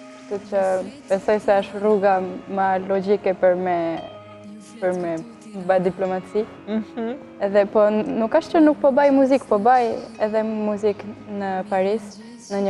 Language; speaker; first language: Albanian; early bilingual, heritage; French